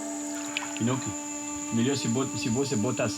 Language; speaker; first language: Portuguese; native; Portuguese